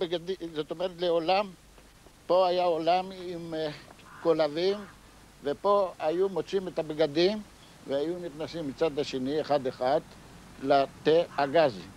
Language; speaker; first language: Hebrew; non-native, fluent; Ladino